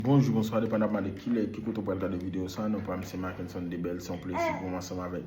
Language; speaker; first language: French; non-native, learner; Haitian Creole